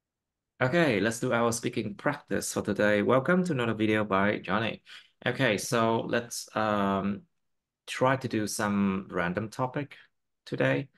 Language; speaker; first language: English; non-native, fluent; Vietnamese